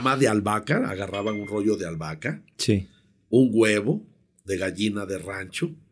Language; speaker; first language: Spanish; native; Spanish